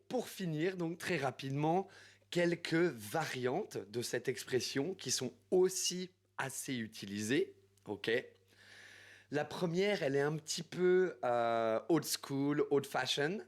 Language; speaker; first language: French; native; French